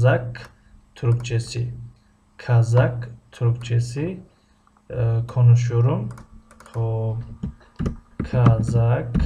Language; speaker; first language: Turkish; non-native, fluent; Tajik